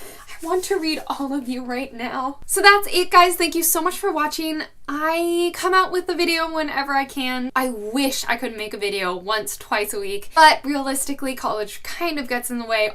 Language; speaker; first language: English; native; English